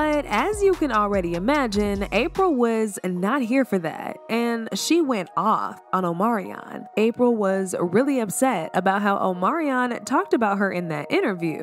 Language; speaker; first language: English; native; English